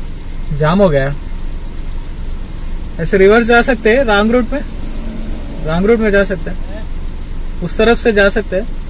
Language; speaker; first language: Hindi; non-native, local second language; Telugu